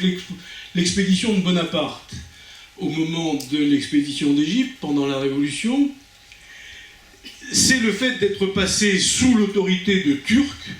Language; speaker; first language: French; native; French